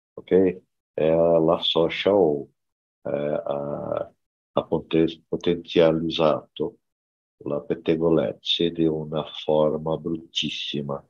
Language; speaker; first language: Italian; non-native, learner; Portuguese